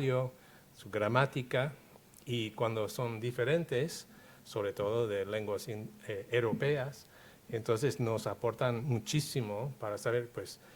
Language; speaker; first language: Spanish; non-native, fluent; English